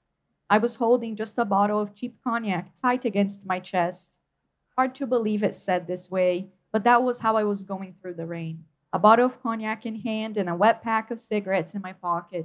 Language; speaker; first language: English; non-native, fluent; Portuguese